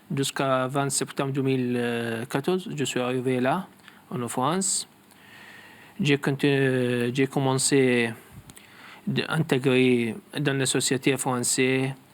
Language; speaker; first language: French; non-native, learner; Arabic